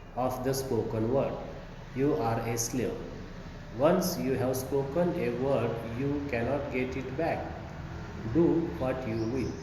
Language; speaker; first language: English; non-native, local second language; Marathi